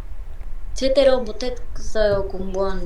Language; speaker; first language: Korean; non-native, learner; Vietnamese